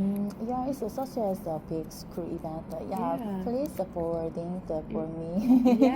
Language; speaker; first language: English; non-native, learner; Korean